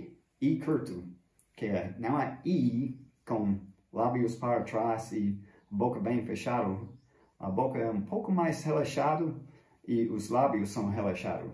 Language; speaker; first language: Portuguese; non-native, fluent; English